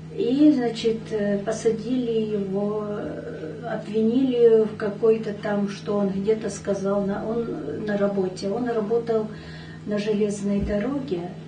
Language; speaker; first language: Russian; native; Russian